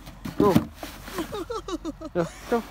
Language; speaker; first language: Danish; native; Danish